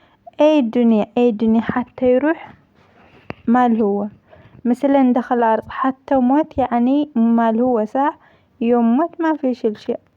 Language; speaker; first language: Arabic; non-native, learner; Amharic